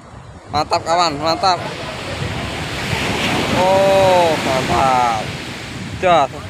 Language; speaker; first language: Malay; non-native, local second language; Javanese